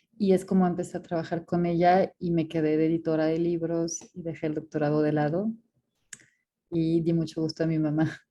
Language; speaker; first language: Spanish; non-native, fluent; French